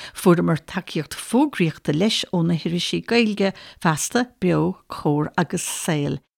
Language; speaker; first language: Irish; native; Irish